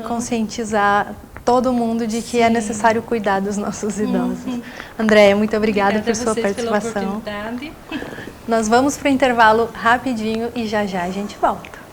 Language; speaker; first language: Portuguese; native; Portuguese